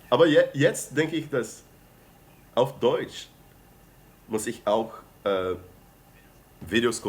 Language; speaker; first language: German; non-native, fluent; Portuguese